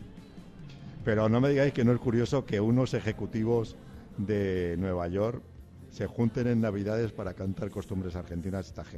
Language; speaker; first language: Spanish; native; Spanish